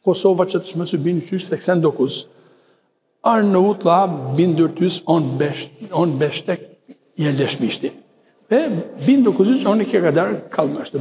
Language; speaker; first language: Turkish; non-native, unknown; Albanian